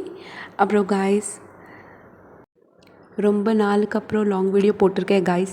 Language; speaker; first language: Tamil; non-native, local second language; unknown